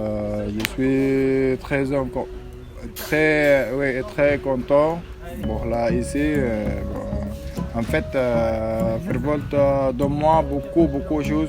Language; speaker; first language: French; non-native, learner; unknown